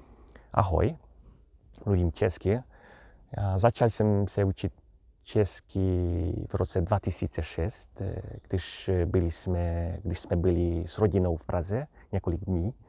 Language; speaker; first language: Czech; non-native, fluent; Hungarian